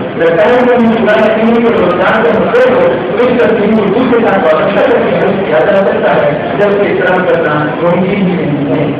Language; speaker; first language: Urdu; native; Urdu